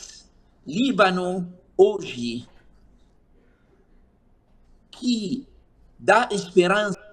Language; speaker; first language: Portuguese; non-native, fluent; Arabic